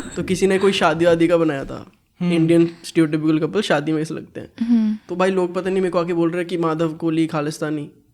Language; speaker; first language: Hindi; early bilingual, heritage; Hindi